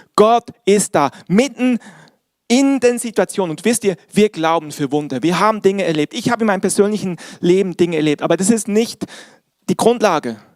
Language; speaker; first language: German; native; German